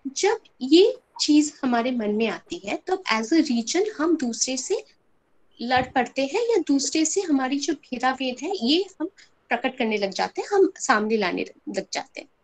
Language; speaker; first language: Hindi; non-native, local second language; Bangla